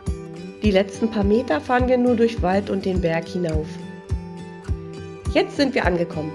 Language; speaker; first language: German; native; German